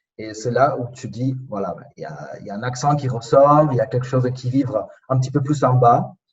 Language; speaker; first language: French; non-native, fluent; Spanish